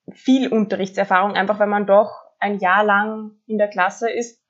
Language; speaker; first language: German; native; German